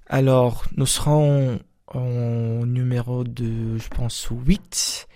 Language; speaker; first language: French; non-native, fluent; Portuguese